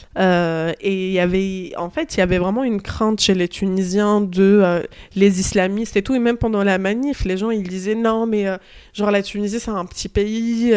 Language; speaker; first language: French; early bilingual, other home language; Arabic